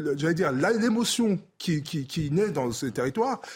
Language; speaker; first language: French; native; French